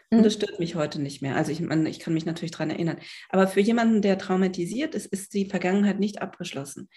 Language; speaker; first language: German; native; German